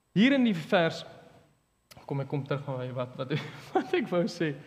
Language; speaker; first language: Afrikaans; early bilingual, other home language; English